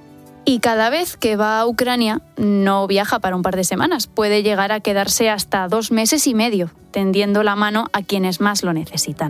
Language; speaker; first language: Spanish; native; Spanish